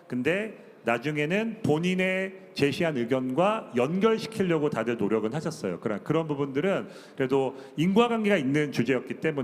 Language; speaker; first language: Korean; native; Korean